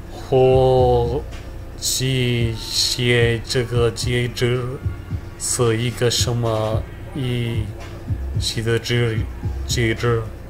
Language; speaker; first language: Chinese; non-native, learner; English